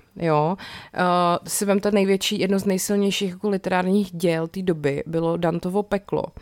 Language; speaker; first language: Czech; native; Czech